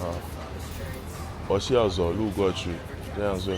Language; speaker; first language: Chinese; non-native, fluent; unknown